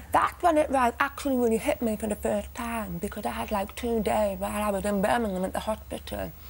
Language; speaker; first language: English; native; English